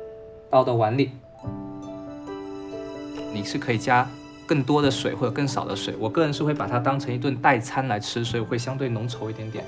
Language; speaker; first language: Chinese; native; Chinese